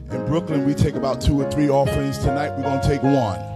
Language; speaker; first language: English; native; English